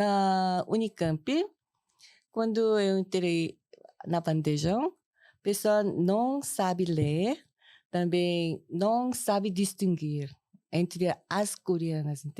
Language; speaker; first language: Portuguese; non-native, fluent; Korean